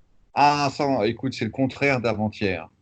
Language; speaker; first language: French; native; French